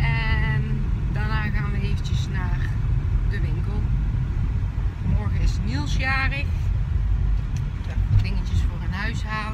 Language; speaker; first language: Dutch; native; Dutch